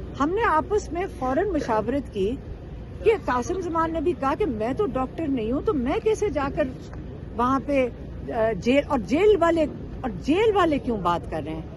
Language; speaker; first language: Urdu; native; Urdu